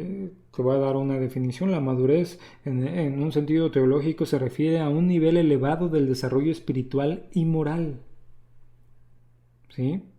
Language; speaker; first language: Spanish; native; Spanish